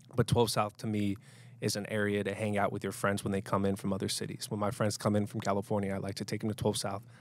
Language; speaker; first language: English; native; English